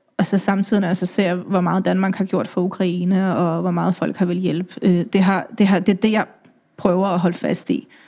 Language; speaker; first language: Danish; early bilingual, other home language; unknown